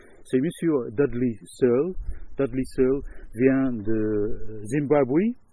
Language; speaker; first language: French; non-native, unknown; English